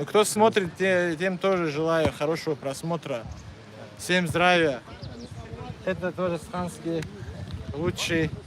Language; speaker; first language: Russian; non-native, local second language; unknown